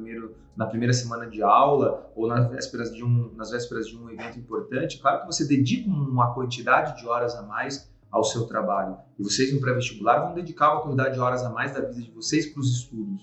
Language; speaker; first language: Portuguese; native; Portuguese